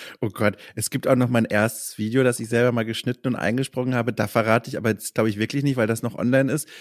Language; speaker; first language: German; native; German